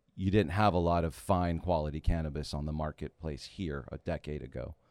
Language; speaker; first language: English; native; English